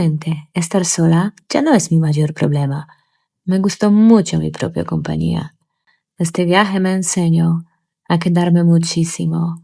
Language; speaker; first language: Spanish; non-native, fluent; Polish